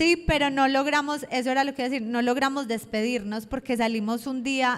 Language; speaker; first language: Spanish; native; Spanish